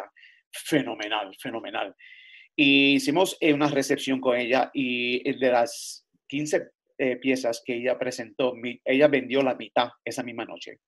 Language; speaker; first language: Spanish; early bilingual, other home language; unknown